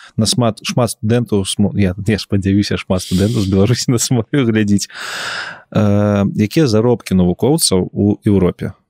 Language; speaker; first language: Belarusian; non-native, local second language; Russian